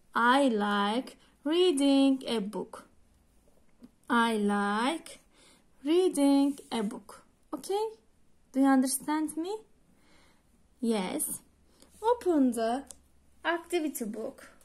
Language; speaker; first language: English; non-native, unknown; Turkish